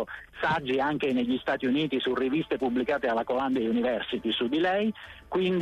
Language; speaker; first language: Italian; native; Italian